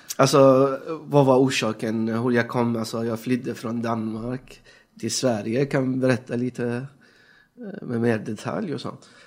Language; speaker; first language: Swedish; non-native, fluent; Persian